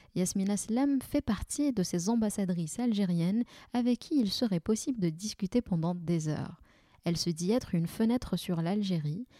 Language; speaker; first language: French; non-native, local second language; Arabic